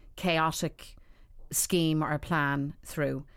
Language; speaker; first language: English; native; English